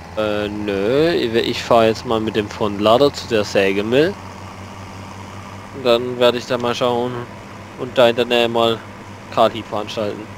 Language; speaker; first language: German; native; German